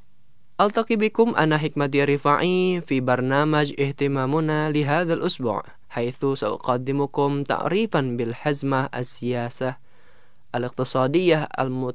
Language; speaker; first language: Arabic; non-native, fluent; Indonesian